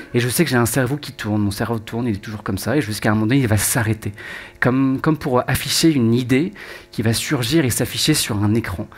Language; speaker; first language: French; native; French